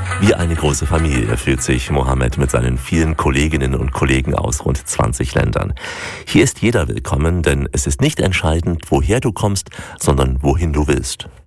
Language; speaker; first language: German; native; German